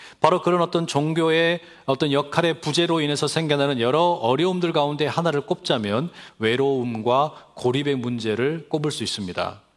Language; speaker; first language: Korean; native; Korean